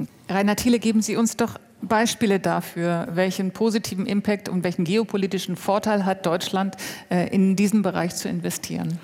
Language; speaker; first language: German; native; German